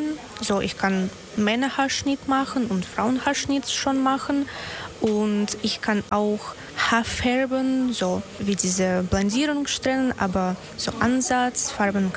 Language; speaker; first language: German; non-native, learner; Russian